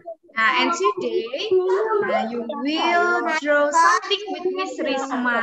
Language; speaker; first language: English; non-native, local second language; Indonesian